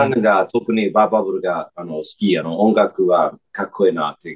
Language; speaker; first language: Japanese; non-native, fluent; English